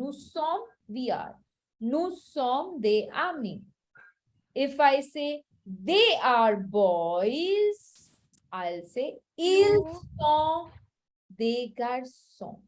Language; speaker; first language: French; non-native, fluent; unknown